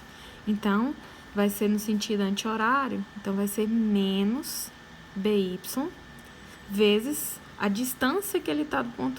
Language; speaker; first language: Portuguese; native; Portuguese